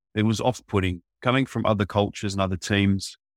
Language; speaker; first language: English; native; English